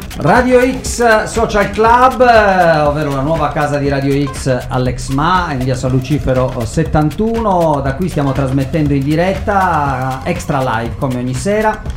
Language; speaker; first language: Italian; native; Italian